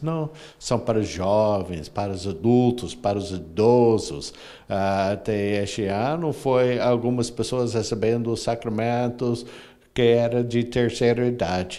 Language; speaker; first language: Portuguese; non-native, fluent; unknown